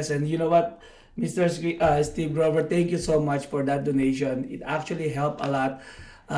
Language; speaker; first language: English; non-native, local second language; Filipino